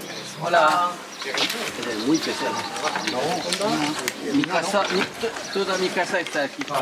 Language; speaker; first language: Spanish; non-native, learner; French